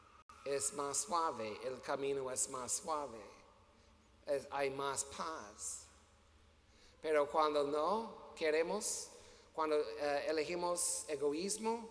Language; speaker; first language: Spanish; non-native, learner; English